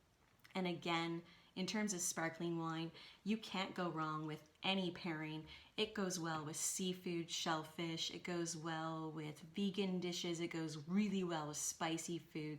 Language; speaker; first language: English; native; English